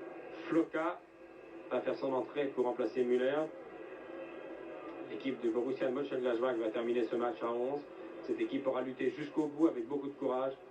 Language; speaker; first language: French; native; French